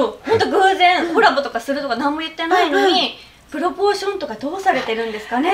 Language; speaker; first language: Japanese; native; Japanese